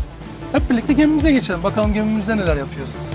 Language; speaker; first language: Turkish; native; Turkish